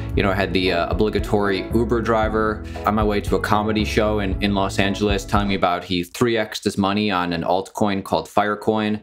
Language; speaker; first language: English; native; English